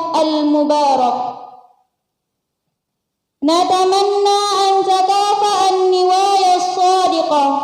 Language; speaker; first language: Arabic; non-native, learner; Sasak